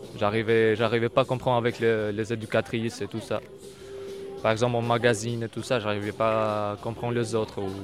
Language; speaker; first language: French; non-native, learner; Albanian